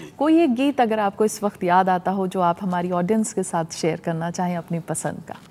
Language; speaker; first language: Hindi; native; Hindi